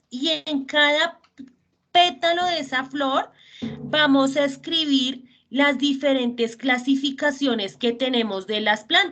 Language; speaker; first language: Spanish; native; Spanish